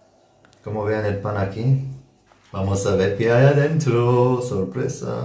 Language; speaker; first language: Spanish; non-native, fluent; Turkish